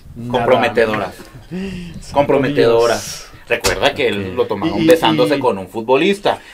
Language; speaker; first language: Spanish; native; Spanish